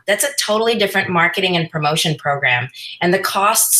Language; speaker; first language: English; non-native, local second language; Filipino